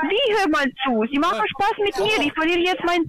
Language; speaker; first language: German; non-native, learner; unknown